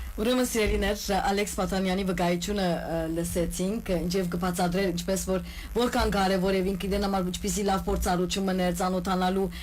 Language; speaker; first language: Armenian; early bilingual, heritage; Armenian